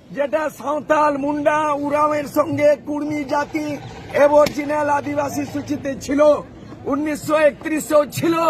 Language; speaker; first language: Bangla; non-native, local second language; Santali